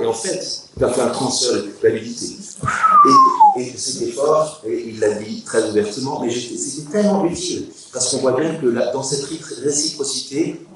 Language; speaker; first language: French; native; French